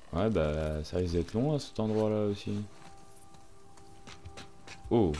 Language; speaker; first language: French; native; French